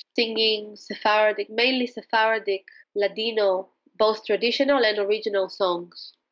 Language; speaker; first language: English; non-native, fluent; Hebrew